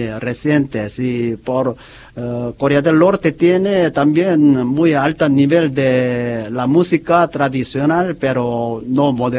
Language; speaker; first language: Spanish; non-native, learner; Korean